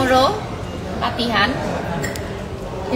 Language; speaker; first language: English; non-native, learner; Indonesian